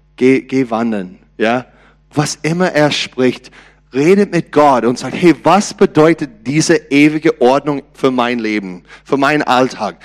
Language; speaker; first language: German; non-native, learner; English